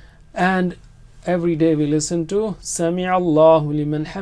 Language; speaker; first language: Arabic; non-native, fluent; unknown